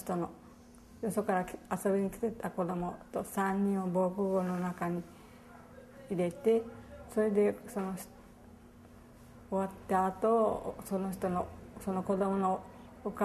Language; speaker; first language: Japanese; native; Japanese